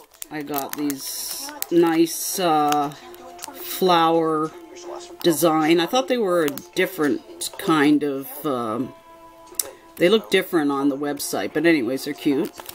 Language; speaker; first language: English; native; English